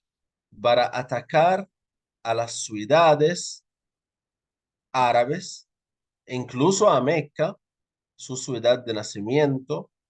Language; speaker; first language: Spanish; non-native, fluent; Arabic